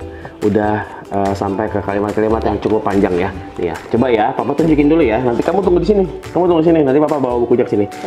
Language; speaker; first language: Indonesian; native; Indonesian